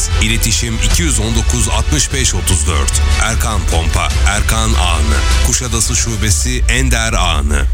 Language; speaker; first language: Turkish; native; Turkish